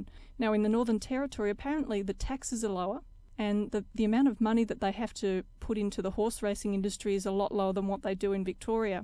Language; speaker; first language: English; native; English